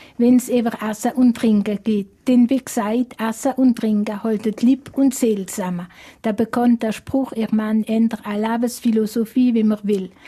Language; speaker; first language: German; non-native, local second language; Swiss German